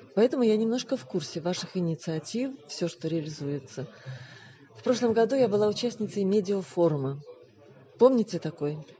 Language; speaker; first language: Russian; native; Russian